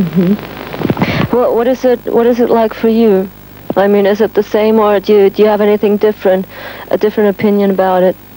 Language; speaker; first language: English; non-native, fluent; German